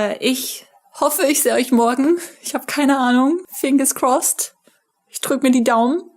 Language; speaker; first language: German; native; German